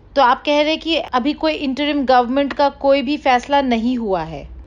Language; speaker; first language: Urdu; native; Urdu